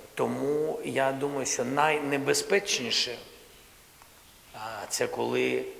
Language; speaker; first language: Ukrainian; non-native, local second language; Russian